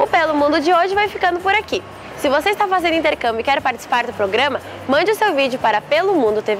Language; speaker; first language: Portuguese; native; Portuguese